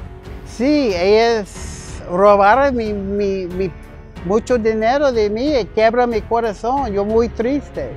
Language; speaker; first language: Spanish; non-native, learner; English